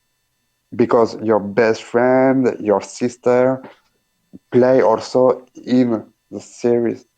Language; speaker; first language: English; non-native, learner; French